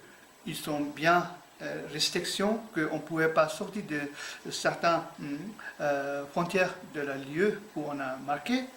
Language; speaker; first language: French; non-native, learner; Tibetan